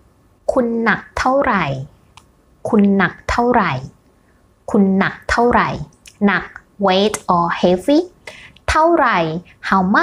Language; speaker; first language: Thai; native; Thai